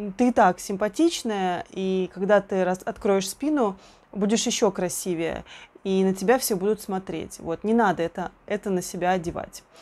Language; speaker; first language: Russian; native; Russian